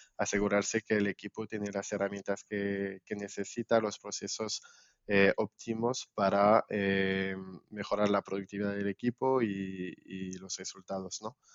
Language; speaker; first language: Spanish; non-native, fluent; French